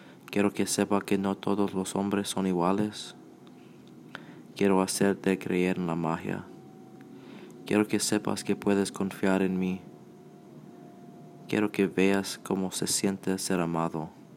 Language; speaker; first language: Spanish; non-native, learner; English